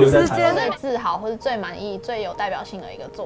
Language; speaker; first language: Chinese; native; Chinese